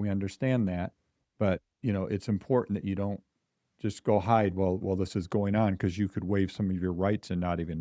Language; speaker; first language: English; native; English